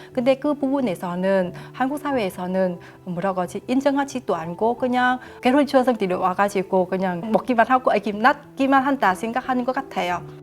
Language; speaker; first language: Korean; non-native, fluent; Vietnamese